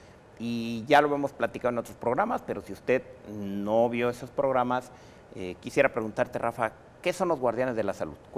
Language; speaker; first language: Spanish; native; Spanish